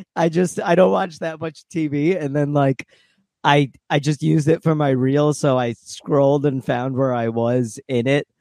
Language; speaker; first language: English; early bilingual, other home language; Russian